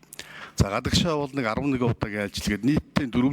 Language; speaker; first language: Mongolian; native; Mongolian